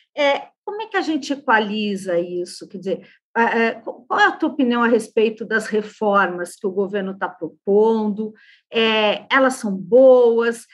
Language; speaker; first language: Portuguese; native; Portuguese